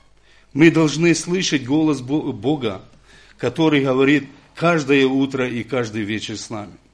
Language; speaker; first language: Russian; non-native, local second language; Ukrainian